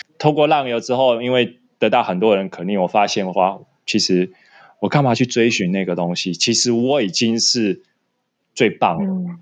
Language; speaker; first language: Chinese; native; Chinese